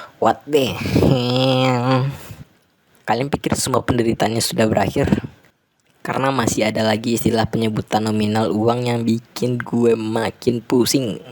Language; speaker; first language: Indonesian; non-native, local second language; Minangkabau